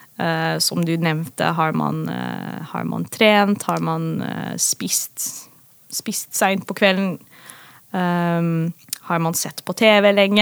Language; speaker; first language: Norwegian; non-native, fluent; Dutch